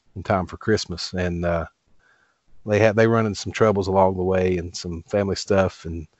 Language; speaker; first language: English; native; English